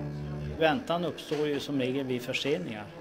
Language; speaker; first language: Swedish; native; Swedish